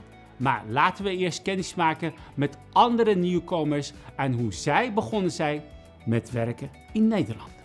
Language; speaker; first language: Dutch; non-native, fluent; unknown